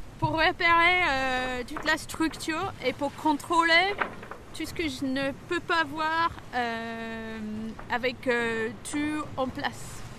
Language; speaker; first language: French; non-native, fluent; English